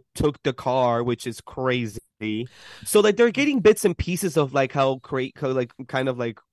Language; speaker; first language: English; early bilingual, other home language; Spanish